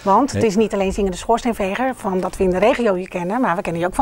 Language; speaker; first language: Dutch; native; Dutch